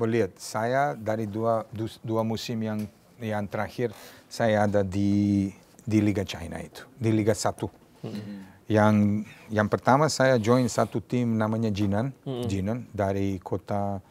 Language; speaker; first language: Indonesian; non-native, fluent; Serbian